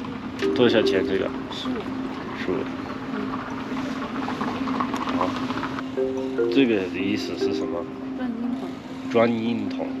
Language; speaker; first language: Chinese; non-native, fluent; English